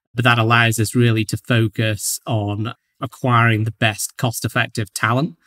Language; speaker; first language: English; native; English